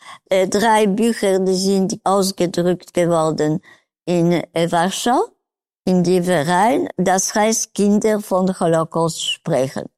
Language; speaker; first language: German; non-native, learner; Polish